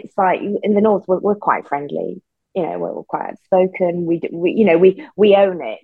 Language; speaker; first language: English; native; English